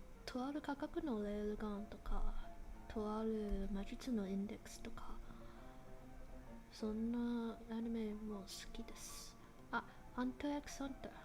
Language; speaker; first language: Japanese; non-native, learner; English